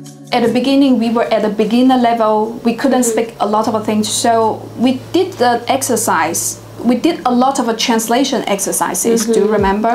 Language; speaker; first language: English; non-native, fluent; Chinese